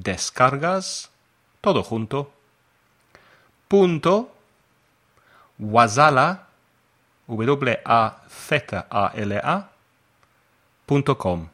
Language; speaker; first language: Spanish; non-native, fluent; English